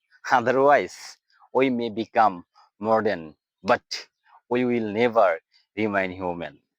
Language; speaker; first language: English; non-native, local second language; Bangla